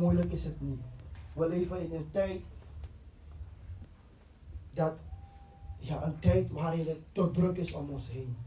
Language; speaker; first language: Dutch; non-native, fluent; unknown